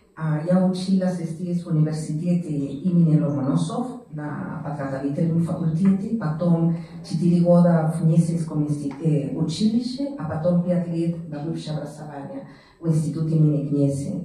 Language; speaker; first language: Russian; non-native, learner; Spanish